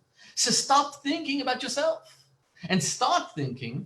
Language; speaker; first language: English; native; English